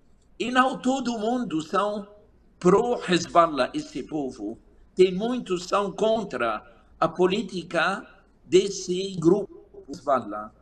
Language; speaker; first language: Portuguese; non-native, fluent; Arabic